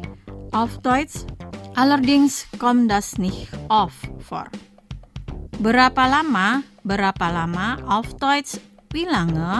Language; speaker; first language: German; non-native, fluent; Indonesian